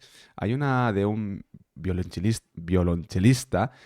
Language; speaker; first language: Spanish; native; Spanish